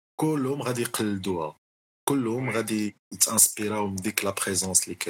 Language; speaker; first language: French; non-native, local second language; Arabic